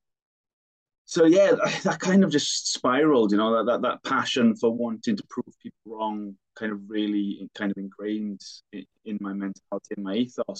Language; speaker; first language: English; native; English